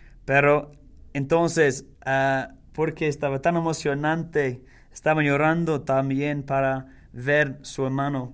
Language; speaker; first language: Spanish; non-native, learner; English